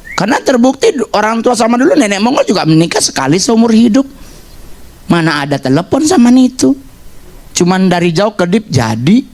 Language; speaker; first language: Indonesian; native; Indonesian